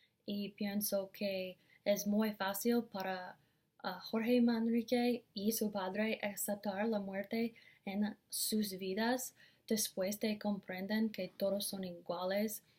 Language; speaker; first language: Spanish; non-native, learner; English